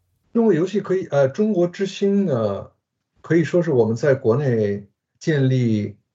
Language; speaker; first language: Chinese; early bilingual, other home language; Japanese